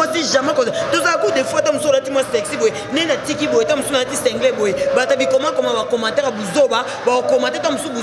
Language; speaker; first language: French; non-native, local second language; Lingala